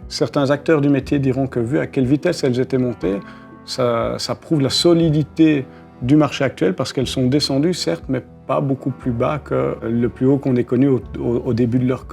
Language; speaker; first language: French; native; French